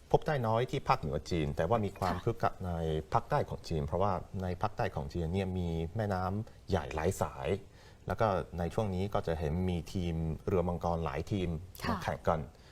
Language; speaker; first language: Thai; non-native, fluent; Chinese